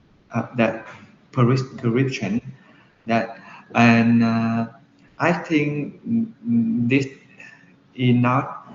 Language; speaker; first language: English; non-native, learner; Vietnamese